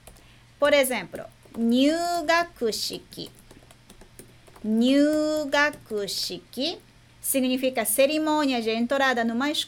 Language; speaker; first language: Portuguese; non-native, fluent; Japanese